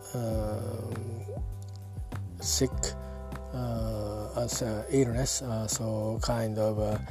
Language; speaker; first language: English; non-native, learner; Japanese